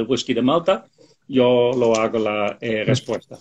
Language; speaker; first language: Spanish; non-native, fluent; Dutch